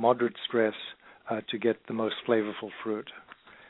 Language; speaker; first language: English; native; English